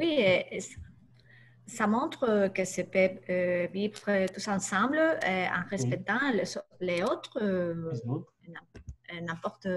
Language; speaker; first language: French; non-native, learner; Spanish